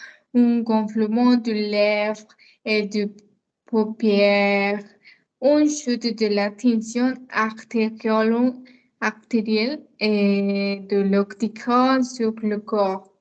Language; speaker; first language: French; non-native, learner; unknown